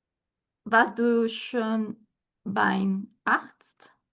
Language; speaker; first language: German; non-native, learner; Portuguese